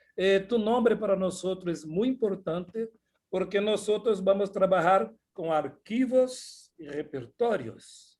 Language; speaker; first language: Portuguese; non-native, fluent; Spanish